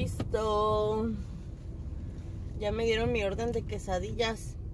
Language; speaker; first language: Spanish; native; Spanish